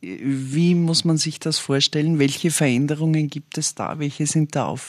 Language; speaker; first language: German; native; German